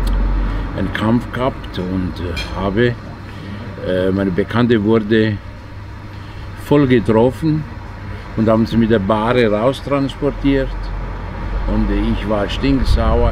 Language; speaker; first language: German; non-native, fluent; Italian